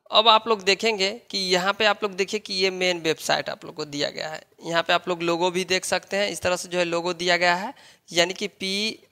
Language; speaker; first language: Hindi; native; Hindi